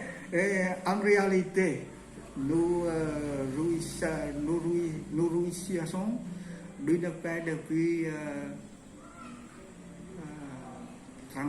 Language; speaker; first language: French; non-native, learner; Vietnamese